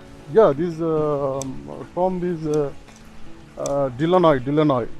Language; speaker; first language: English; non-native, local second language; Tamil